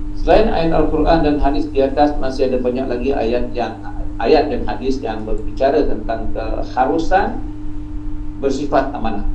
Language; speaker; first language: Malay; native; Malay